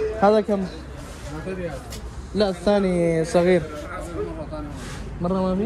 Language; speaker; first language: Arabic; non-native, learner; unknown